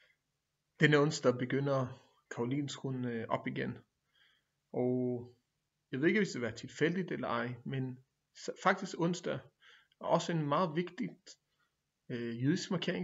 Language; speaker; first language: Danish; non-native, fluent; Hebrew